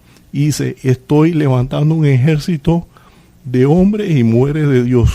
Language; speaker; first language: Spanish; native; Spanish